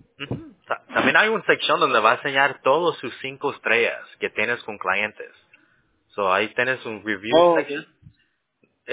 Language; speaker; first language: Spanish; early bilingual, heritage; Spanish